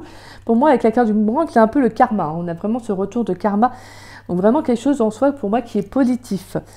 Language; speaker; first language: French; native; French